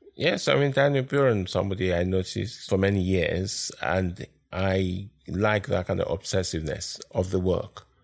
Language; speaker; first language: English; non-native, local second language; Yoruba